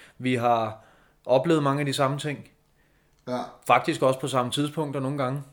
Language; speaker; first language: Danish; native; Danish